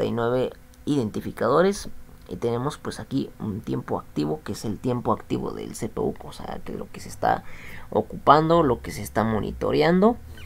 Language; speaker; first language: Spanish; native; Spanish